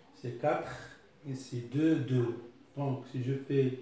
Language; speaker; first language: French; non-native, local second language; Arabic